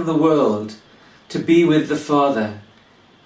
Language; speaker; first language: English; native; English